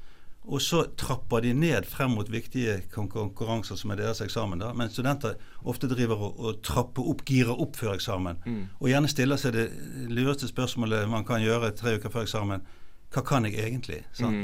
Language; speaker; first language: Norwegian; native; Norwegian